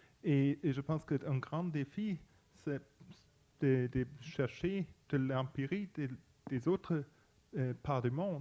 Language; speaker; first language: French; non-native, fluent; Spanish